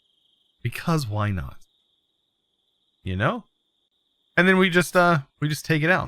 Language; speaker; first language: English; native; English